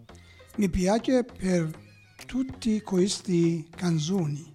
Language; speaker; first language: Italian; non-native, learner; Persian